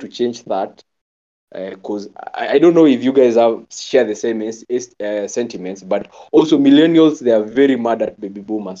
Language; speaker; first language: English; non-native, local second language; Kikuyu